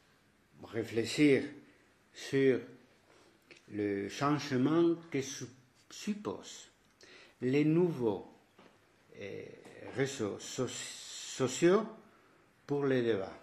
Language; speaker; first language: French; non-native, fluent; Spanish